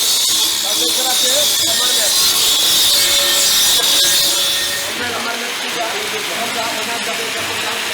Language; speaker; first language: French; non-native, learner; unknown